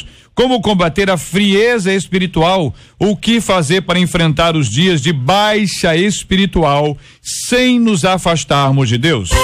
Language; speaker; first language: Portuguese; native; Portuguese